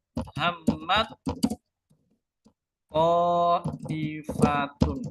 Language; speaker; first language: Arabic; non-native, fluent; Indonesian